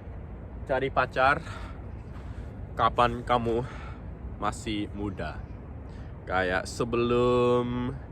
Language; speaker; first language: Indonesian; non-native, local second language; English